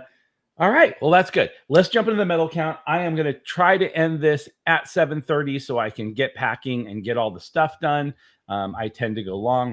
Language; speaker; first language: English; native; English